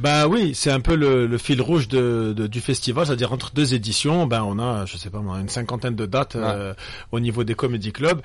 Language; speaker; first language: French; non-native, local second language; Arabic